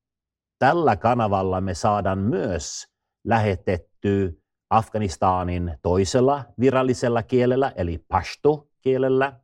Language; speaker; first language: Finnish; non-native, fluent; Swedish